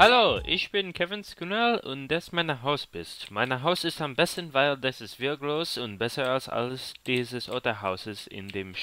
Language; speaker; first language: German; non-native, learner; English